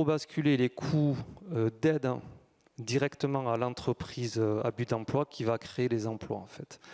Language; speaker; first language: French; native; French